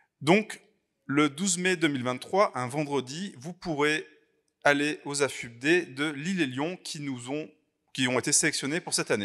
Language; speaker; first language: French; native; French